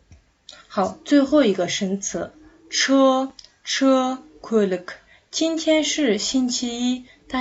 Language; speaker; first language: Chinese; non-native, fluent; Kazakh